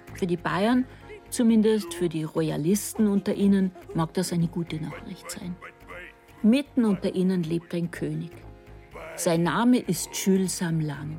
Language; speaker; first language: German; native; German